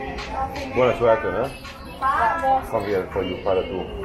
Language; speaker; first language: Spanish; non-native, learner; German